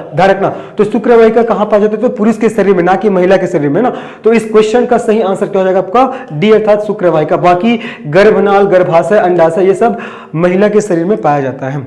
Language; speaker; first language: Hindi; native; Hindi